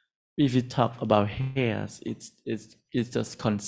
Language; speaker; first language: English; non-native, learner; Thai